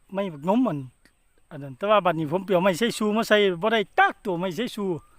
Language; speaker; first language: Thai; native; Thai